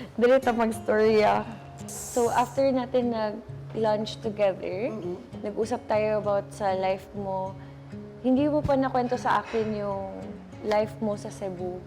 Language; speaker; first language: Filipino; non-native, local second language; Cebuano